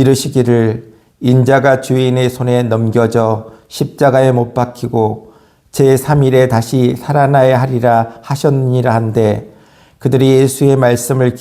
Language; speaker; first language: Korean; native; Korean